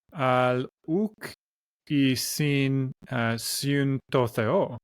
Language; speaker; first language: Greek; non-native, learner; English